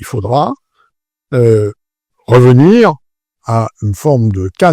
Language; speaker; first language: French; native; French